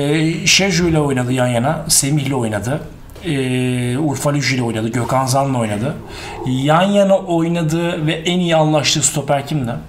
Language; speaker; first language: Turkish; native; Turkish